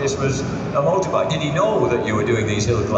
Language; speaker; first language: English; native; English